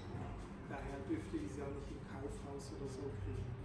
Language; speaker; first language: German; native; German